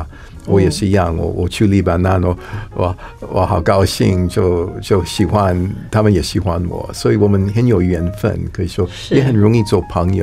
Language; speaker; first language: Chinese; non-native, fluent; English